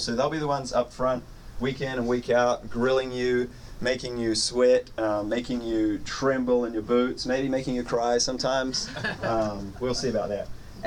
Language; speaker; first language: English; native; English